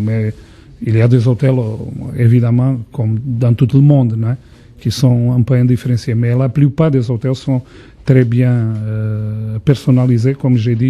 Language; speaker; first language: French; non-native, fluent; Portuguese